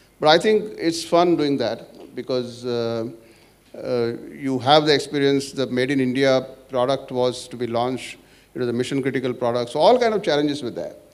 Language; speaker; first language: English; non-native, local second language; Marathi